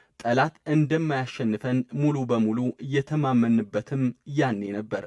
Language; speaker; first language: Amharic; non-native, local second language; Tigrinya